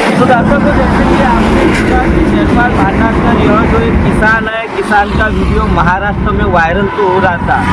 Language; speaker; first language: Hindi; non-native, local second language; Marathi